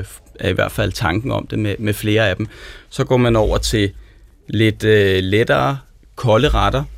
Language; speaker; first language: Danish; native; Danish